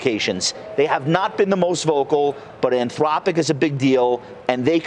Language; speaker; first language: English; native; English